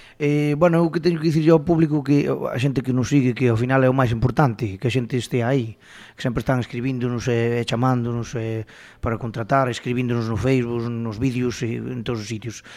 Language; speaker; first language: Galician; native; Galician